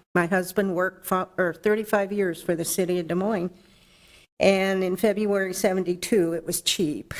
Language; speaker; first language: English; native; English